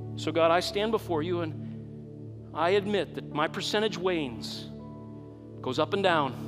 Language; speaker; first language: English; native; English